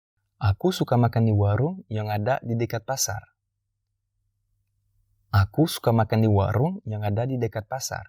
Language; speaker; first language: Indonesian; non-native, fluent; French